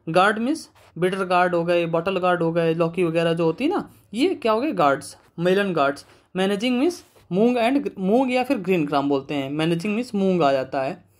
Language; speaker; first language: Hindi; native; Hindi